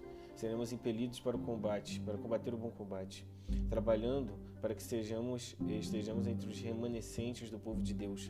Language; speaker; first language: Portuguese; native; Portuguese